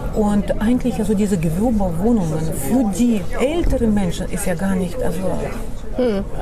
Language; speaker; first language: German; non-native, fluent; Russian